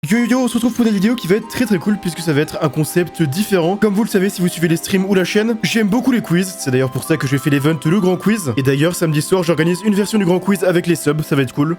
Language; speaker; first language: French; native; French